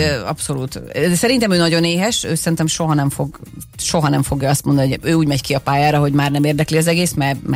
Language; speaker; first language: Hungarian; native; Hungarian